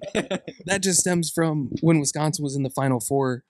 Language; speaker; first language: English; native; English